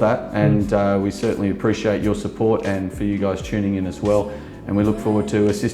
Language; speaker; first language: English; native; English